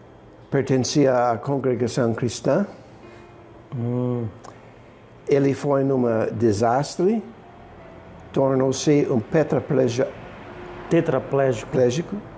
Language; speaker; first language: Portuguese; non-native, fluent; English